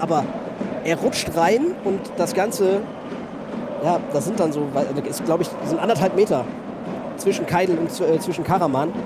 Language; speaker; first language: German; native; German